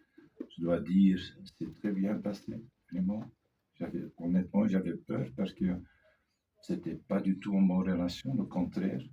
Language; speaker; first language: French; non-native, fluent; Dutch